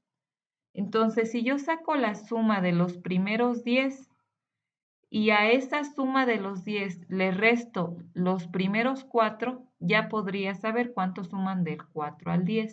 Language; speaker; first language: Spanish; native; Spanish